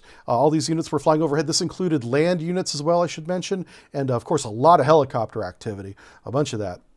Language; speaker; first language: English; native; English